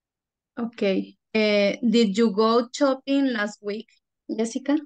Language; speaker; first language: English; non-native, learner; Spanish